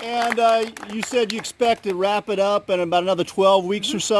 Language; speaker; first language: English; native; English